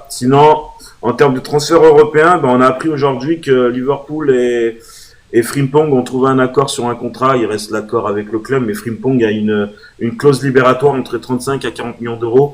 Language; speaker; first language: French; native; French